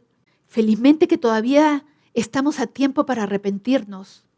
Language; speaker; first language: Spanish; native; Spanish